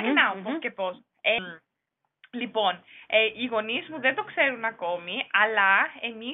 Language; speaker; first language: Greek; non-native, fluent; German